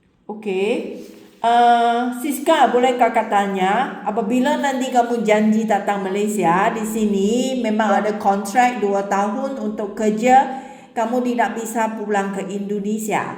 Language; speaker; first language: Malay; non-native, local second language; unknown